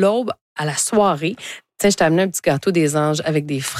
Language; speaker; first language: French; native; French